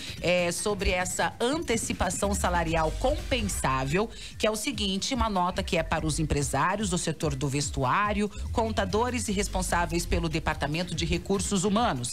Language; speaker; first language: Portuguese; native; Portuguese